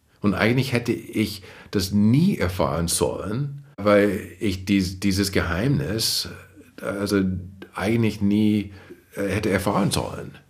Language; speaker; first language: German; non-native, fluent; English